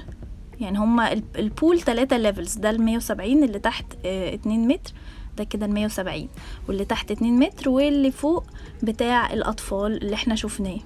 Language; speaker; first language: Arabic; native; Arabic